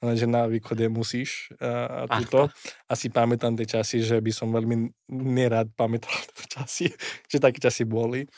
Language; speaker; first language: Slovak; non-native, fluent; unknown